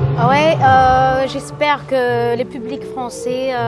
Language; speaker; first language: French; non-native, local second language; Malagasy